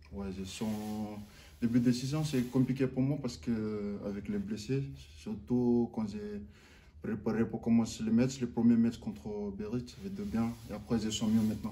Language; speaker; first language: French; non-native, learner; Fijian